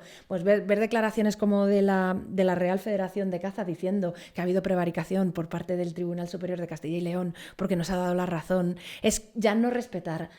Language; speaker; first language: Spanish; native; Spanish